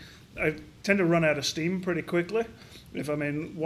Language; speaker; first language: English; native; English